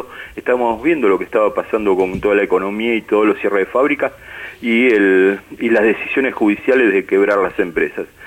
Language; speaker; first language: Spanish; native; Spanish